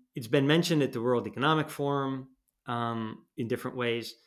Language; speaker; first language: English; native; English